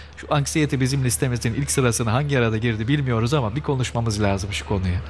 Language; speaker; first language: Turkish; native; Turkish